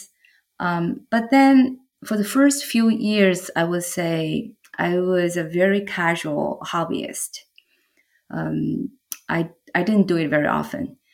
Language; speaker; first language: English; non-native, fluent; Chinese